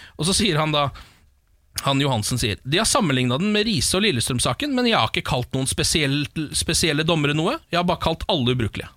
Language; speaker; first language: Norwegian; native; Norwegian